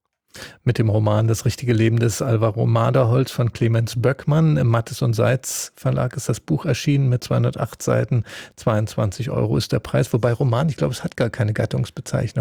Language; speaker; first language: German; native; German